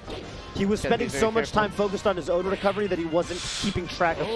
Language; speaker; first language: English; native; English